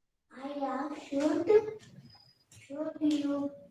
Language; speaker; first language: English; non-native, learner; Hindi